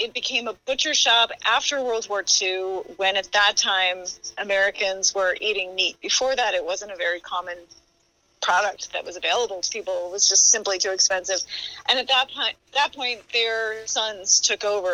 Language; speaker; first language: English; native; English